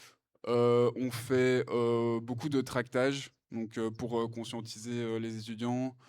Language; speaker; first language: French; native; French